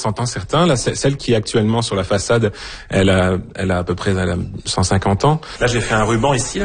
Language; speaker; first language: French; native; French